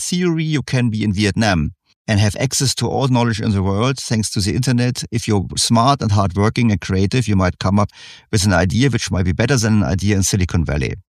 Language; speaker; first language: English; non-native, fluent; German